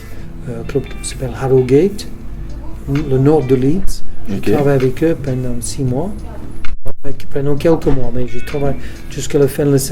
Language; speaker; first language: French; non-native, fluent; English